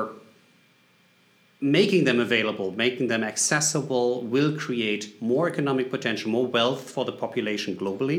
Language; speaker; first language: English; non-native, fluent; German